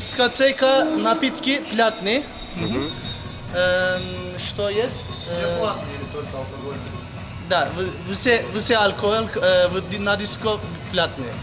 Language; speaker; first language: Russian; non-native, learner; Turkish